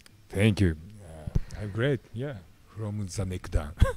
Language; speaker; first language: English; non-native, learner; Japanese